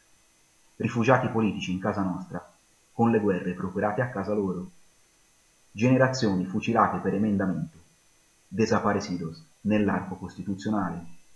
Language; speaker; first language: Italian; native; Italian